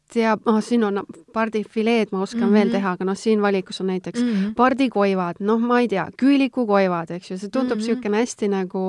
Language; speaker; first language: Estonian; native; Estonian